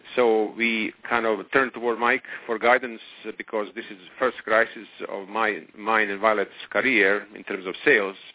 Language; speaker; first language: English; non-native, fluent; Croatian